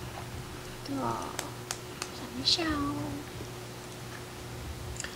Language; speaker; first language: Chinese; native; Chinese